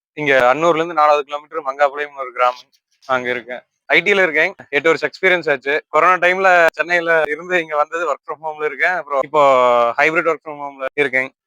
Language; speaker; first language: Tamil; native; Tamil